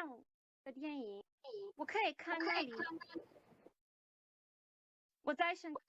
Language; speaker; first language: Chinese; non-native, learner; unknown